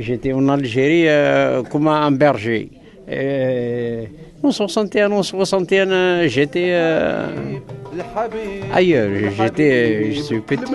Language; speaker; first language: French; non-native, learner; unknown